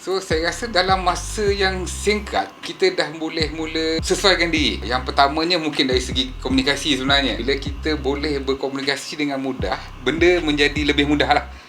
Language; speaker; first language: Malay; native; Malay